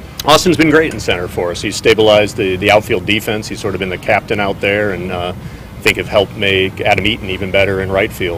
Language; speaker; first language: English; native; English